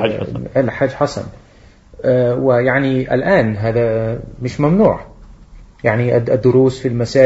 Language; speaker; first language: Arabic; non-native, fluent; Dutch